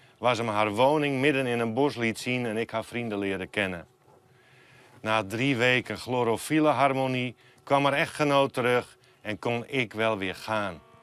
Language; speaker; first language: Dutch; non-native, local second language; Western Frisian